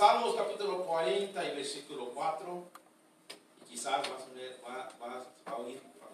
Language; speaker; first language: Spanish; early bilingual, heritage; Spanish